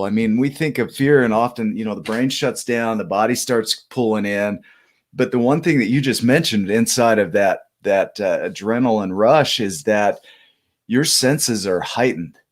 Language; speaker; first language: English; native; English